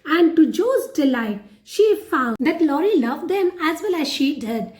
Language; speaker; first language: English; non-native, local second language; Hindi